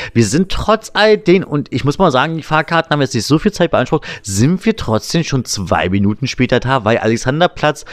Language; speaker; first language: German; native; German